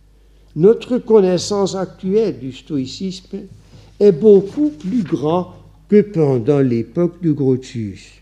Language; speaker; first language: French; non-native, fluent; Dutch